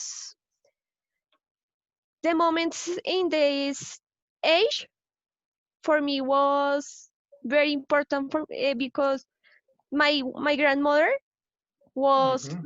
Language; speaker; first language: English; non-native, learner; Spanish